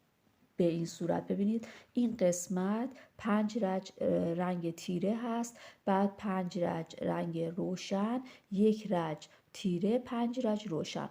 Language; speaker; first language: Persian; native; Persian